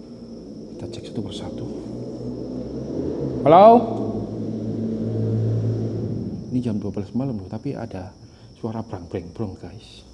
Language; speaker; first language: Indonesian; native; Indonesian